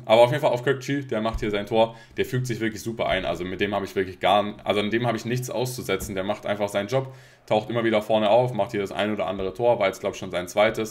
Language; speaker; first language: German; native; German